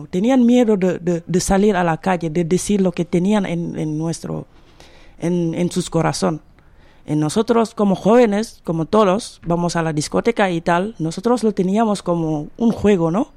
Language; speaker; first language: Spanish; non-native, fluent; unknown